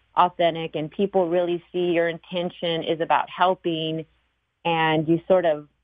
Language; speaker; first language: English; early bilingual, other home language; Spanish